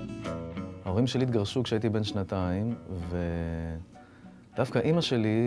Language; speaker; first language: Hebrew; native; Hebrew